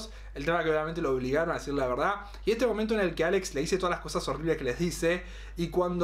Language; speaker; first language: Spanish; native; Spanish